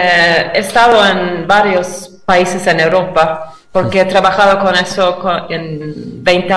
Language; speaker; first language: Spanish; non-native, fluent; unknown